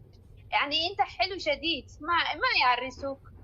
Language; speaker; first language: Arabic; non-native, learner; Oromo